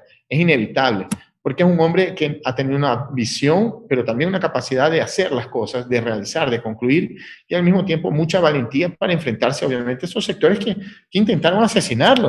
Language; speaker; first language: Spanish; native; Spanish